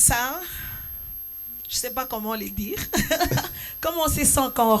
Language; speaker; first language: French; non-native, local second language; Swahili